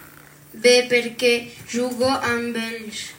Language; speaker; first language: Catalan; non-native, learner; French